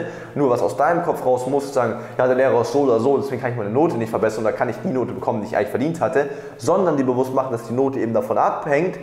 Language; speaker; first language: German; native; German